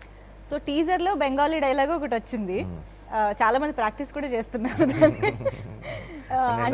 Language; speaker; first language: Telugu; native; Telugu